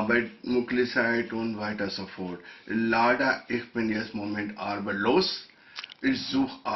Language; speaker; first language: German; non-native, learner; Urdu